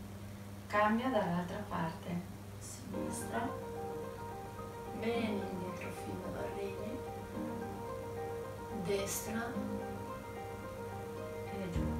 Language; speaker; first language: Italian; native; Italian